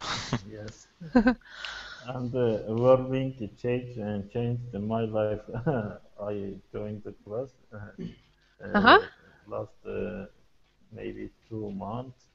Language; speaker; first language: English; non-native, learner; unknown